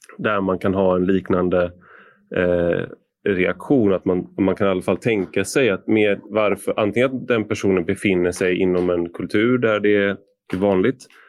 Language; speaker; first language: Swedish; native; Swedish